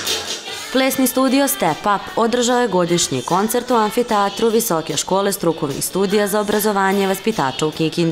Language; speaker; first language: Serbian; native; Serbian